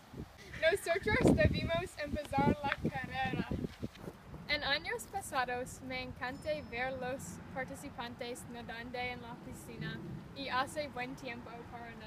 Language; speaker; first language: Spanish; non-native, learner; English